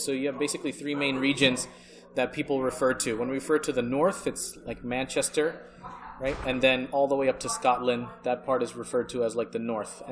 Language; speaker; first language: English; early bilingual, other home language; Bangla